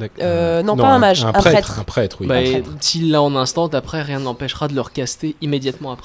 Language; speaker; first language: French; native; French